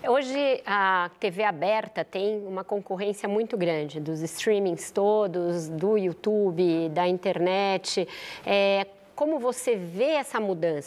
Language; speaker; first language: Portuguese; native; Portuguese